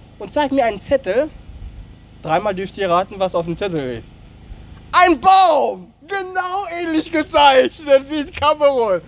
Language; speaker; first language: German; non-native, fluent; French